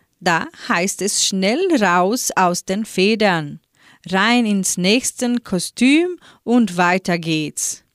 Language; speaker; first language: German; native; German